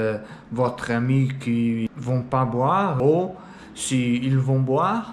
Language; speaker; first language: French; non-native, learner; Portuguese